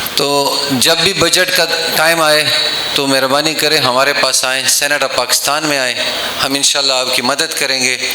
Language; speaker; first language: Urdu; non-native, local second language; Pashto